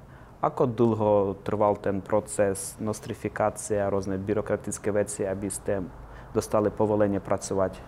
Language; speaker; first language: Slovak; non-native, fluent; Ukrainian